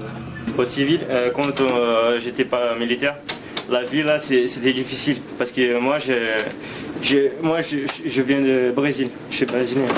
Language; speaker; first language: French; non-native, fluent; Portuguese